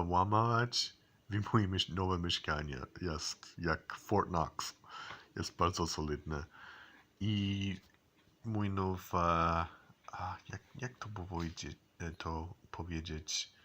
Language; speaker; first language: Polish; non-native, learner; English